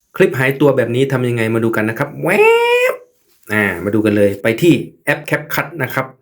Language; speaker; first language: Thai; native; Thai